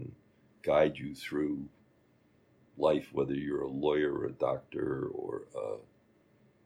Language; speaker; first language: English; native; English